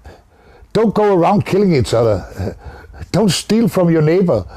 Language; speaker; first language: English; non-native, fluent; Danish